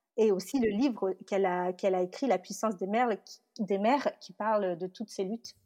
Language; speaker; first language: French; early bilingual, other home language; Tamil